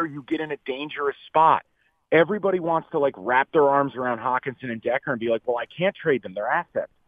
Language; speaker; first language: English; native; English